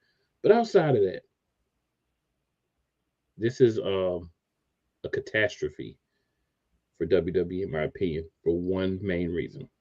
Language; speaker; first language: English; native; English